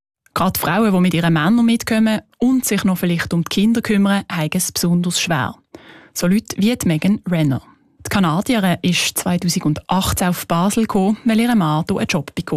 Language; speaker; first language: German; native; German